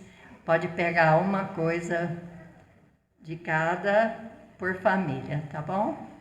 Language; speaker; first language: Portuguese; non-native, fluent; English